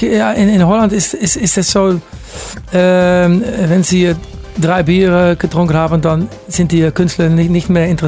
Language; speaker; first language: German; non-native, learner; Dutch